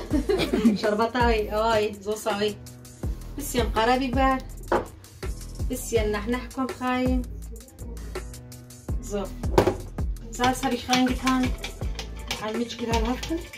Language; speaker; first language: German; non-native, learner; Kurdish